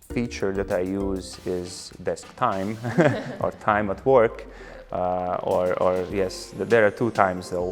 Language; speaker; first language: English; non-native, fluent; Latvian